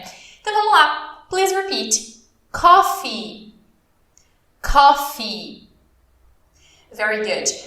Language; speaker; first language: English; non-native, fluent; Portuguese